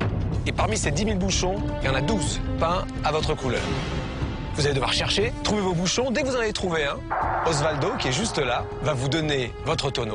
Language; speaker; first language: French; native; French